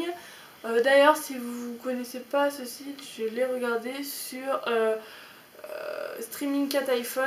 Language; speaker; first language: French; native; French